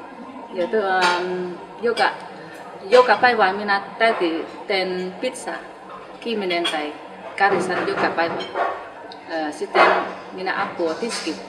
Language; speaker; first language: Finnish; non-native, learner; Khmer